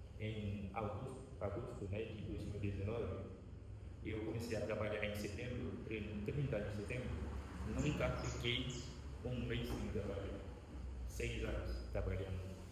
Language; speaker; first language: Portuguese; non-native, fluent; Haitian Creole